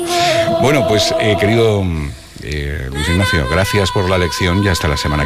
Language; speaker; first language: Spanish; native; Spanish